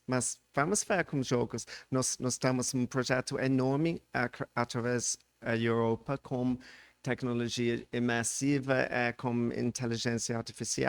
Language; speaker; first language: Portuguese; non-native, learner; English